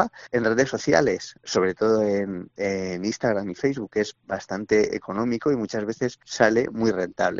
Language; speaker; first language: Spanish; native; Spanish